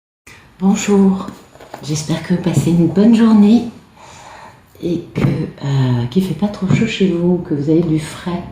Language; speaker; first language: French; native; French